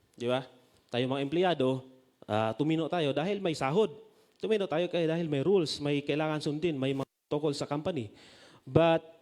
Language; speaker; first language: Filipino; non-native, local second language; Masbatenyo